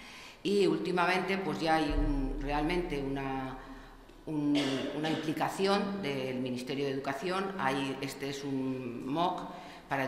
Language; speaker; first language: Spanish; native; Spanish